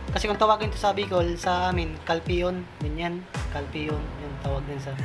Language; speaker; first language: Filipino; non-native, local second language; Bikol